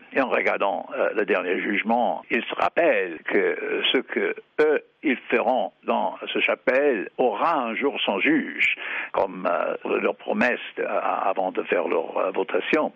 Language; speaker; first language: French; non-native, fluent; English